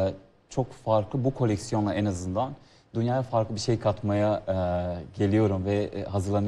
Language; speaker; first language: Turkish; non-native, fluent; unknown